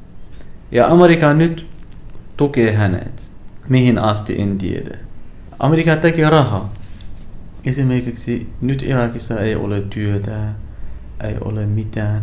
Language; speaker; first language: Finnish; non-native, learner; Arabic